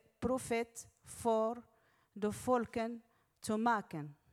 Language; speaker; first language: Dutch; non-native, learner; Arabic